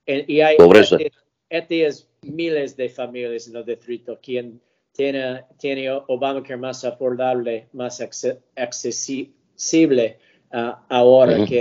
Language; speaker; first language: Spanish; early bilingual, heritage; English